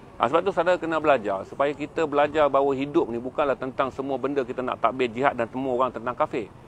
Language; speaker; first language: Malay; native; Malay